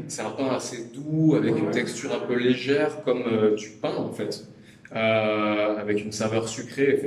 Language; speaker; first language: French; native; French